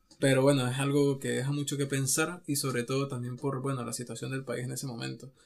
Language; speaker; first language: Spanish; native; Spanish